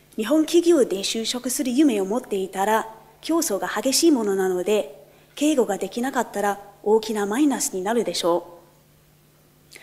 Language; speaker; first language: Japanese; non-native, fluent; English